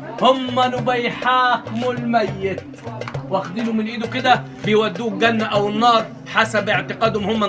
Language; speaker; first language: Arabic; native; Arabic